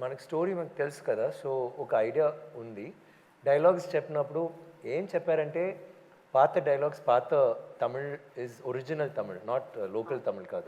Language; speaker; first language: Telugu; non-native, local second language; Tamil